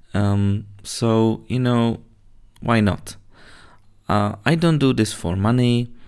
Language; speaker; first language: English; non-native, fluent; Czech